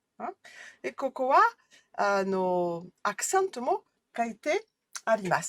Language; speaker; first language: Japanese; non-native, fluent; French